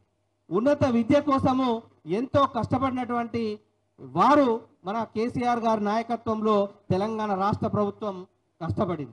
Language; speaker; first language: Telugu; native; Telugu